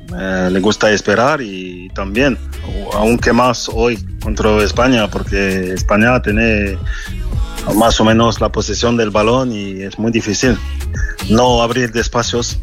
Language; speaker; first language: Spanish; non-native, fluent; French